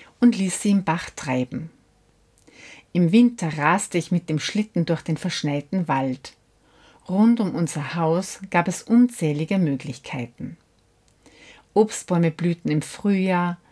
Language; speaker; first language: German; native; German